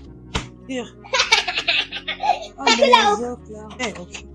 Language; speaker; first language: Dutch; non-native, learner; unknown